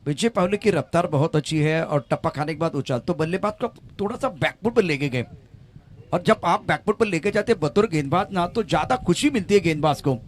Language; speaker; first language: Hindi; non-native, local second language; Marathi